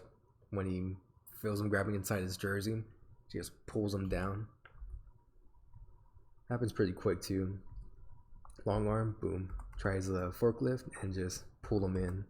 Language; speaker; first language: English; native; English